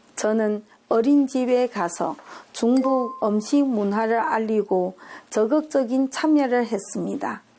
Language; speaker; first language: Korean; non-native, fluent; Chinese